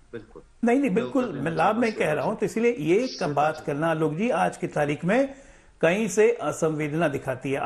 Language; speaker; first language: Hindi; native; Hindi